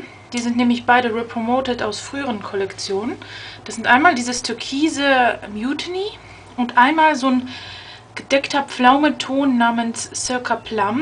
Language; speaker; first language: German; native; German